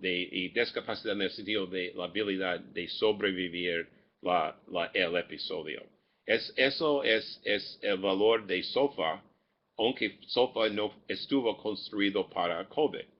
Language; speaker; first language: Spanish; non-native, fluent; English